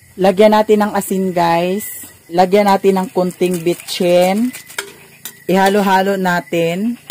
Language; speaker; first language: Filipino; non-native, local second language; Cebuano